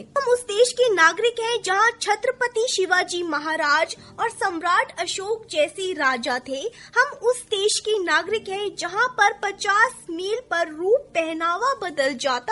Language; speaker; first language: Hindi; native; Hindi